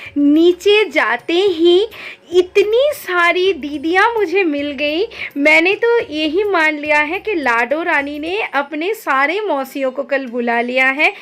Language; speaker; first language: Hindi; non-native, local second language; Bangla